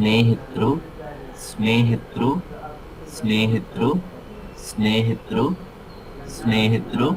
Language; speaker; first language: Kannada; non-native, learner; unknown